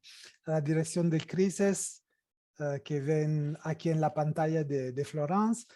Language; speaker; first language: Spanish; non-native, fluent; Italian